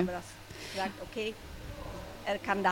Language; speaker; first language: German; non-native, learner; Czech